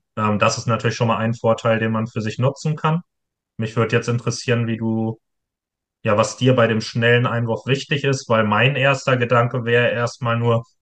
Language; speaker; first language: German; native; German